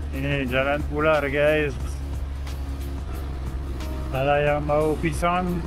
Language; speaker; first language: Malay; non-native, learner; French